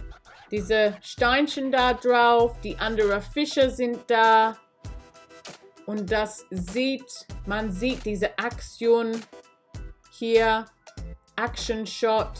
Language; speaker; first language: German; non-native, learner; English